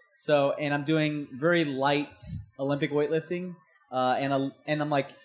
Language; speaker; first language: English; native; English